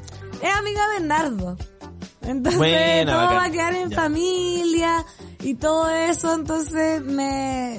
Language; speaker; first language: Spanish; native; Spanish